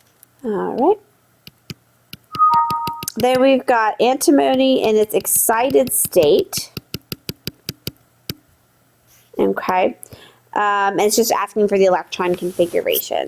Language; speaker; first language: English; native; English